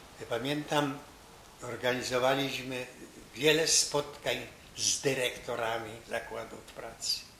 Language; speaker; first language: Polish; native; Polish